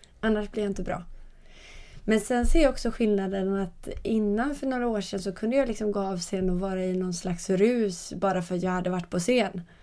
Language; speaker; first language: Swedish; native; Swedish